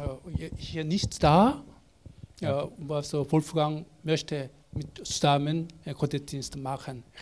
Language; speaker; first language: German; non-native, learner; Korean